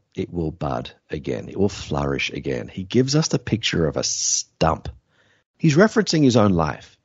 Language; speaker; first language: English; native; English